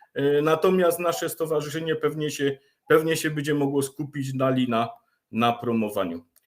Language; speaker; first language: Polish; native; Polish